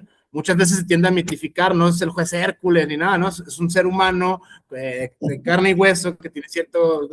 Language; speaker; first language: Spanish; native; Spanish